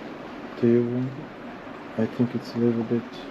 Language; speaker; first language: English; non-native, learner; Serbian